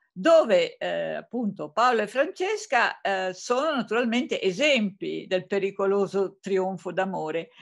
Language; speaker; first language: Italian; native; Italian